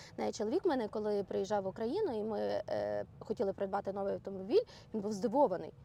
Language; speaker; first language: Ukrainian; native; Ukrainian